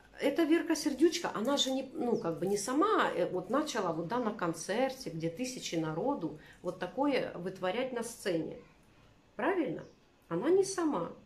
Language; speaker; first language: Russian; native; Russian